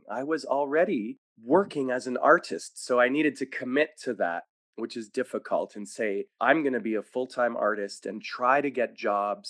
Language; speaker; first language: English; native; English